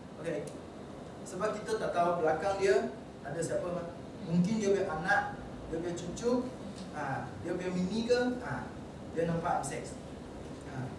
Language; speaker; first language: Malay; non-native, local second language; Chinese